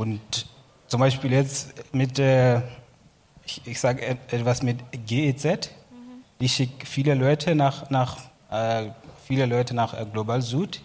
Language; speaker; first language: German; non-native, learner; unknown